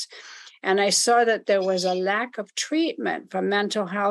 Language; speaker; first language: English; non-native, fluent; Spanish